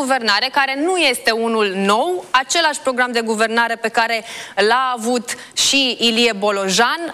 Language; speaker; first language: Romanian; native; Romanian